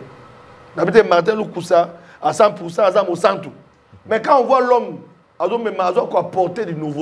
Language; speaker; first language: French; non-native, local second language; Lingala